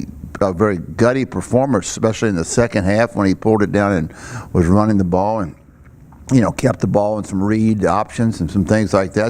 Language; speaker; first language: English; native; English